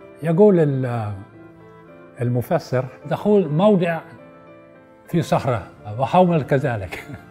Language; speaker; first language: Arabic; non-native, fluent; Dutch